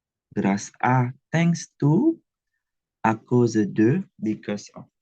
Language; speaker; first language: French; non-native, fluent; Indonesian